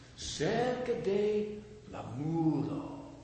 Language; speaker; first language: Spanish; non-native, learner; English